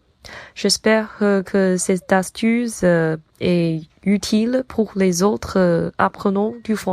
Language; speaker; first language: French; non-native, learner; Chinese